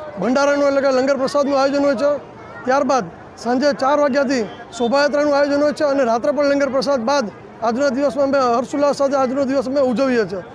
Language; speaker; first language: Gujarati; non-native, local second language; Sindhi